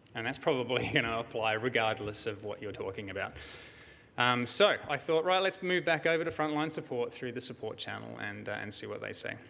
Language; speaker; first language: English; native; English